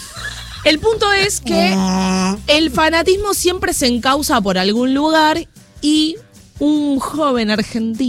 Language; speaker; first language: Spanish; native; Spanish